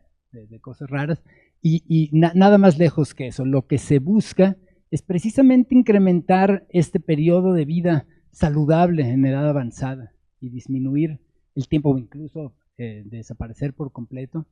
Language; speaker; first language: Spanish; native; Spanish